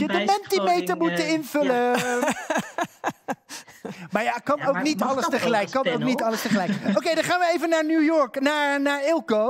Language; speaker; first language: Dutch; native; Dutch